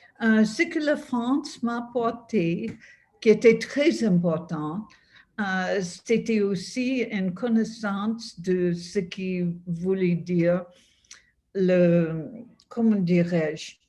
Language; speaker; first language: French; non-native, fluent; English